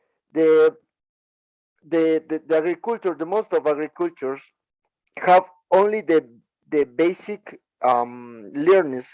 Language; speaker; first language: English; non-native, learner; Spanish